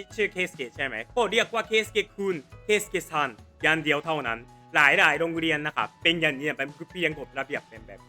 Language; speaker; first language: Thai; non-native, fluent; Japanese